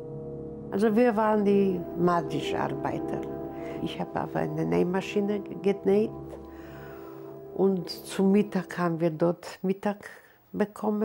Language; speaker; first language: German; non-native, learner; Polish